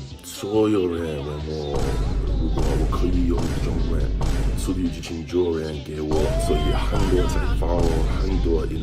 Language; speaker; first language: Chinese; non-native, learner; English